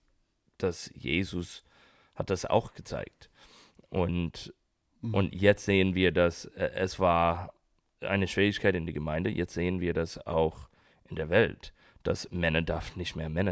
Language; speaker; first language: German; non-native, learner; English